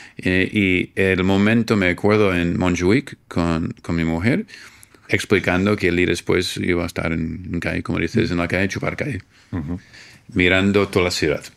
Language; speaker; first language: Spanish; non-native, fluent; English